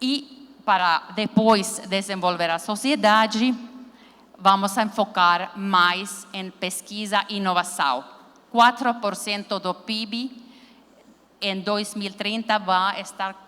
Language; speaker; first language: Portuguese; non-native, learner; Finnish